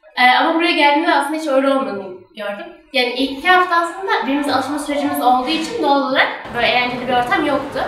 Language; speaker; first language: Turkish; native; Turkish